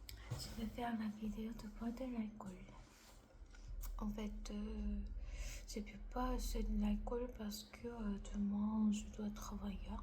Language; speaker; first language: French; non-native, learner; Korean